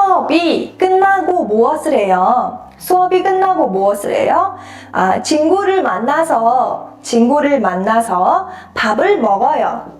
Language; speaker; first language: Korean; non-native, fluent; Mongolian